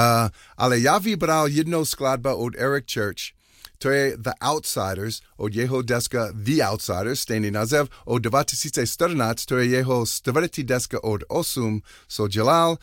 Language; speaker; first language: Czech; non-native, learner; English